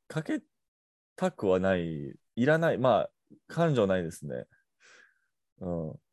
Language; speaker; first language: Japanese; non-native, fluent; English